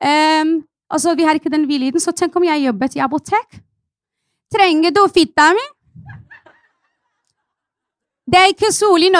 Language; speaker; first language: Norwegian; non-native, fluent; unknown